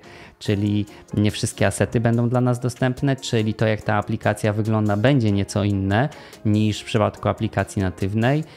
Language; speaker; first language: Polish; native; Polish